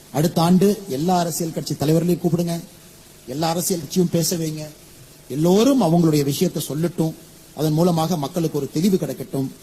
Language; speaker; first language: Tamil; native; Tamil